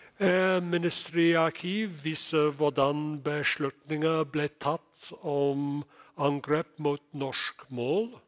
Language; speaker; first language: Norwegian; non-native, fluent; English